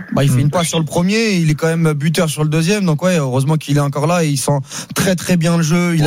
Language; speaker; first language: French; native; French